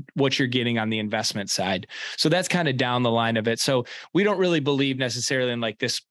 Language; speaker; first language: English; native; English